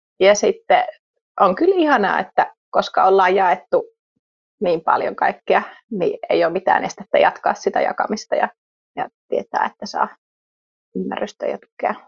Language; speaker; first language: Finnish; native; Finnish